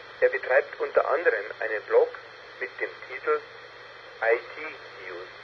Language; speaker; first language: German; native; German